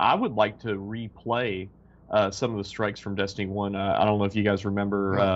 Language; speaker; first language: English; native; English